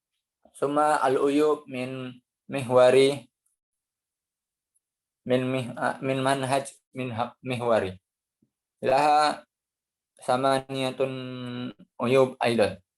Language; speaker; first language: Arabic; non-native, learner; Indonesian